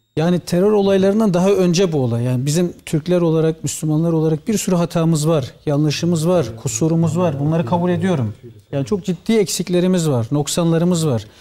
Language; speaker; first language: Turkish; early bilingual, heritage; Turkish